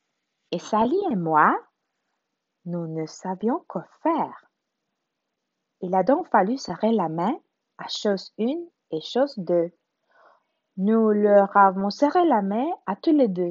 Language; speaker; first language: French; non-native, learner; Spanish